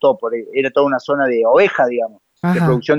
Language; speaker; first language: Spanish; native; Spanish